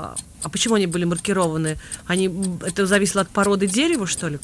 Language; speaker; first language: Russian; native; Russian